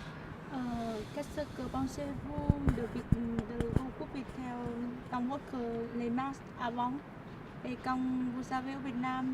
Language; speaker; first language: French; non-native, learner; Vietnamese